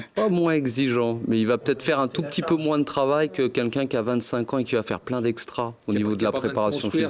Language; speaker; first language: French; native; French